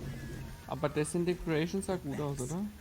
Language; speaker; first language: German; native; German